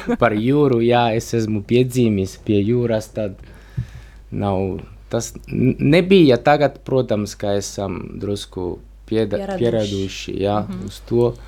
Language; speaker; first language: Latvian; non-native, learner; Italian